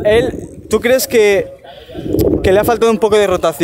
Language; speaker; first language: Spanish; native; Spanish